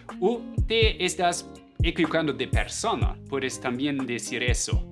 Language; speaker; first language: Spanish; non-native, fluent; German